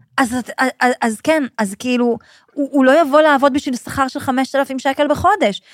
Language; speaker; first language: Hebrew; native; Hebrew